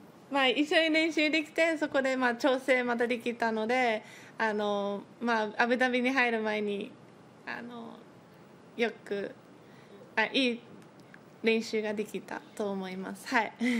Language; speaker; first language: Japanese; early bilingual, heritage; Japanese